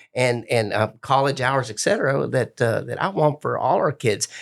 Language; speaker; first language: English; early bilingual, other home language; Spanish